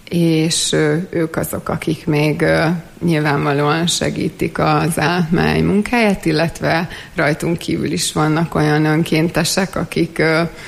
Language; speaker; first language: Hungarian; native; Hungarian